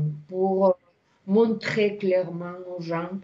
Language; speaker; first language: French; non-native, fluent; Spanish